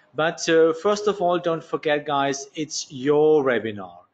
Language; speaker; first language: English; non-native, learner; German